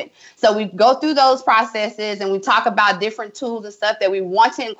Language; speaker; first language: English; native; English